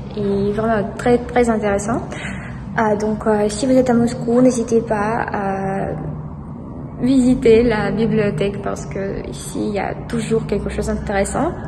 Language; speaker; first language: French; non-native, fluent; Russian